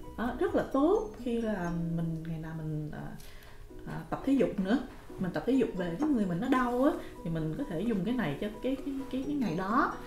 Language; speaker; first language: Vietnamese; early bilingual, heritage; Vietnamese